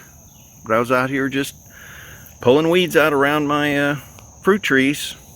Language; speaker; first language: English; native; English